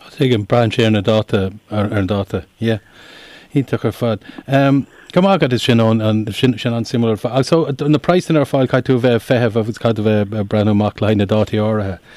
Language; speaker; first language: Irish; non-native, local second language; English